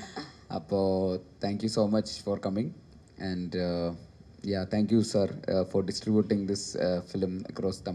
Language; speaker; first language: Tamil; non-native, learner; Malayalam